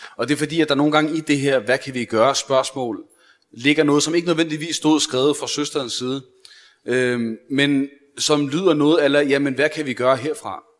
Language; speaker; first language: Danish; early bilingual, other home language; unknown